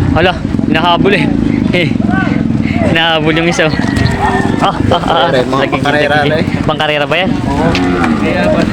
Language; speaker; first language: Filipino; native; Filipino